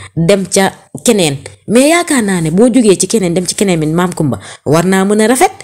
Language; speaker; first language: Wolof; native; Wolof